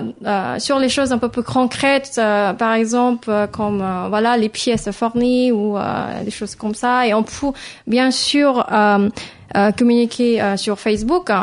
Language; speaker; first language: French; non-native, fluent; Filipino